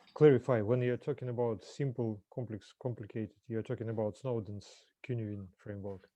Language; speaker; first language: English; non-native, fluent; Russian